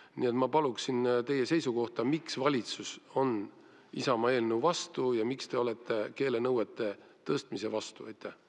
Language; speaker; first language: Estonian; native; Estonian